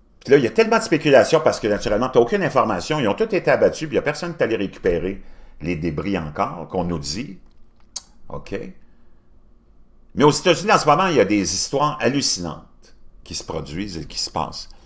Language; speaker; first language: French; native; French